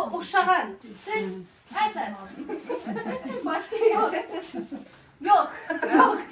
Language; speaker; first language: Turkish; non-native, learner; Russian